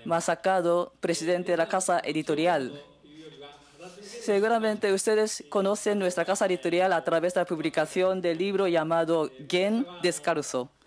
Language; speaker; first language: Spanish; non-native, fluent; Japanese